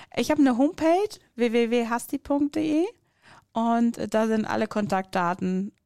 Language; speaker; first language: German; non-native, fluent; Persian